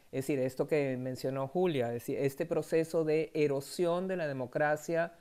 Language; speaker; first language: Spanish; native; Spanish